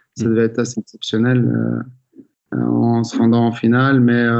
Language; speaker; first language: French; native; French